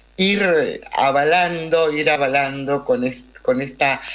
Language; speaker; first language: Spanish; native; Spanish